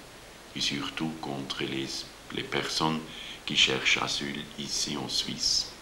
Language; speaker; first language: French; non-native, local second language; German